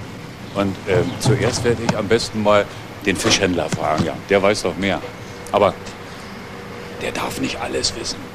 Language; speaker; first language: German; native; German